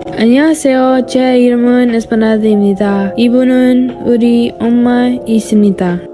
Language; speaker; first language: Korean; non-native, learner; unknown